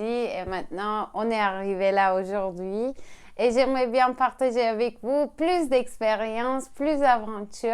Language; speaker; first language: French; non-native, learner; Turkish